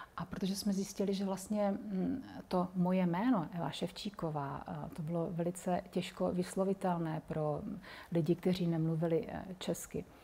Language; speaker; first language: Czech; native; Czech